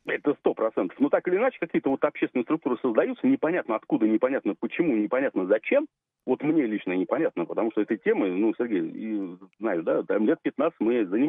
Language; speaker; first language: Russian; native; Russian